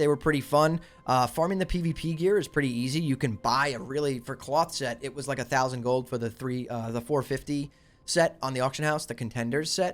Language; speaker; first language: English; native; English